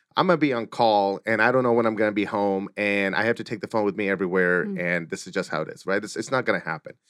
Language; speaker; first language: English; early bilingual, other home language; Russian